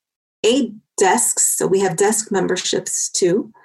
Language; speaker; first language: English; native; English